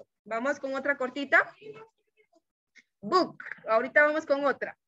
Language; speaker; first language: Spanish; native; Spanish